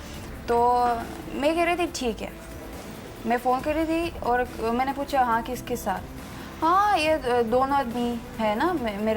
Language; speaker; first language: Hindi; non-native, fluent; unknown